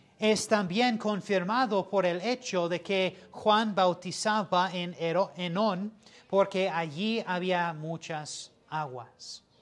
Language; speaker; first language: Spanish; non-native, fluent; English